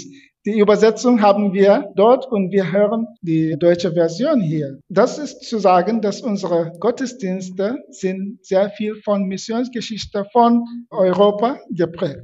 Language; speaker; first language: German; non-native, fluent; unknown